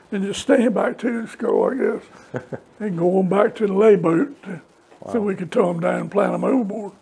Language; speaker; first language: English; native; English